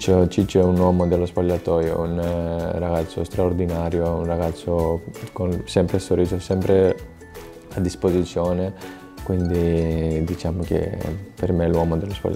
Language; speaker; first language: Italian; non-native, fluent; Greek